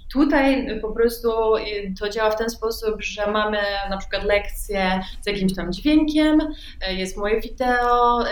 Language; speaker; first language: Polish; early bilingual, heritage; Polish